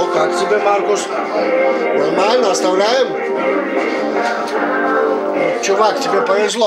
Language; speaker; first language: Russian; native; Russian